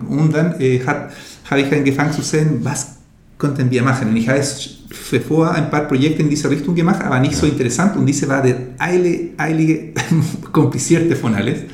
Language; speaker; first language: German; non-native, learner; Spanish